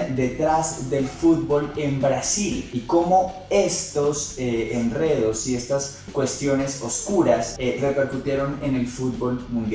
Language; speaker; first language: Spanish; native; Spanish